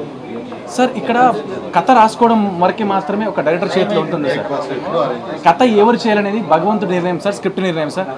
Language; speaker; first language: Telugu; native; Telugu